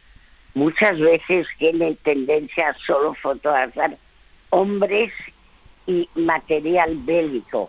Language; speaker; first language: Spanish; early bilingual, other home language; French